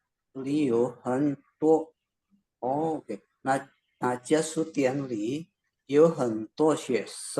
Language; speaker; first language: Chinese; non-native, learner; Indonesian